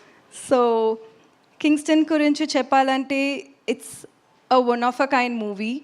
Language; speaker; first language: Telugu; non-native, learner; Tamil